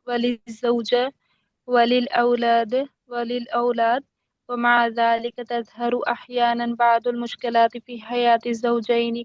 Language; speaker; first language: Arabic; non-native, learner; Urdu